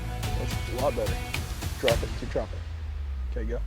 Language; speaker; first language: English; native; English